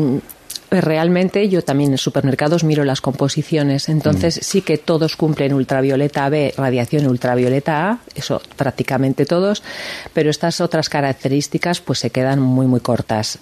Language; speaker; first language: Spanish; native; Spanish